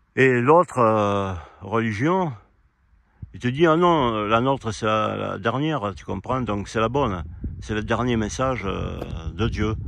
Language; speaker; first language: French; native; French